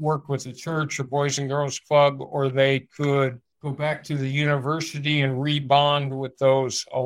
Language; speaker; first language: English; native; English